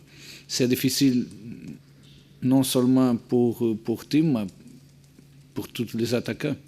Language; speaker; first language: French; non-native, learner; Portuguese